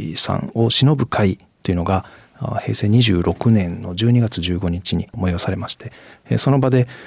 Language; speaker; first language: Japanese; native; Japanese